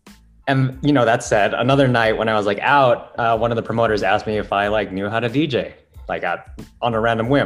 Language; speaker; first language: English; non-native, local second language; Filipino